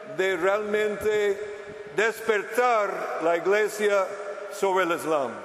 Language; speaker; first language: Spanish; non-native, fluent; English